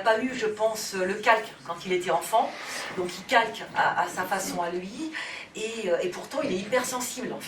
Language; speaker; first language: French; native; French